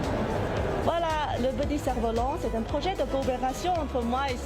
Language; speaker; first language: French; non-native, fluent; Chinese